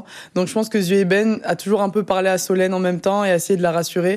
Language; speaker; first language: French; native; French